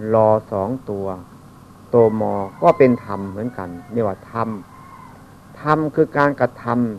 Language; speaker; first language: Thai; non-native, local second language; Northeastern Thai